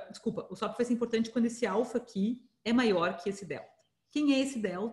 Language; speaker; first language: Portuguese; native; Portuguese